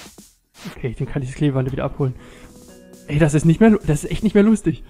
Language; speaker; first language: German; native; German